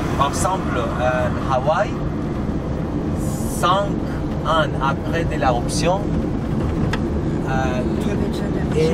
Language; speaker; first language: French; non-native, learner; Spanish